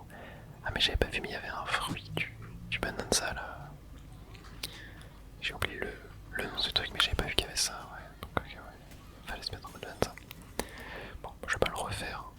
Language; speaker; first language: French; native; French